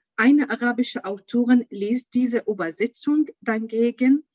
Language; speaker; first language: German; non-native, learner; Arabic